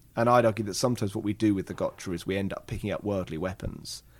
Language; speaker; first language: English; native; English